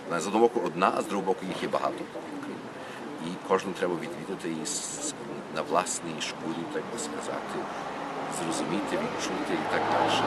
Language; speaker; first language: Ukrainian; early bilingual, heritage; Ukrainian